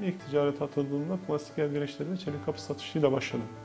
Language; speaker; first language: Turkish; native; Turkish